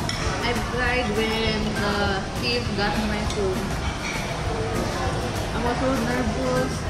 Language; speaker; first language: English; non-native, local second language; Cebuano